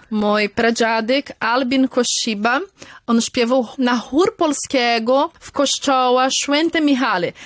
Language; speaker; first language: Polish; early bilingual, heritage; Polish